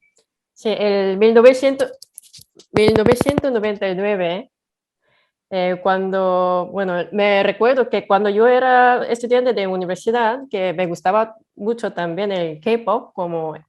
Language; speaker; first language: Spanish; non-native, fluent; Korean